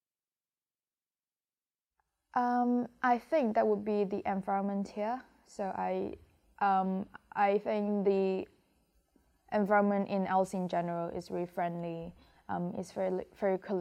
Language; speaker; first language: English; non-native, local second language; Cantonese